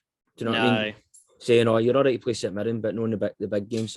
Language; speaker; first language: English; native; English